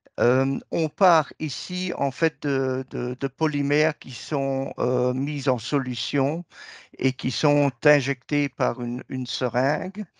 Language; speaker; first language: French; native; French